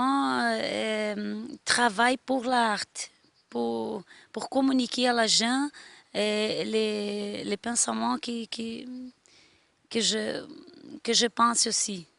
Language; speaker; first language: French; non-native, learner; Portuguese